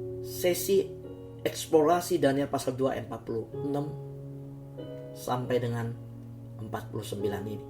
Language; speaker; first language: Indonesian; native; Indonesian